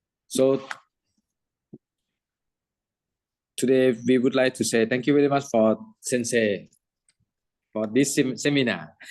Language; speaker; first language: English; non-native, learner; Thai